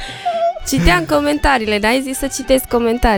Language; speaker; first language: Romanian; native; Romanian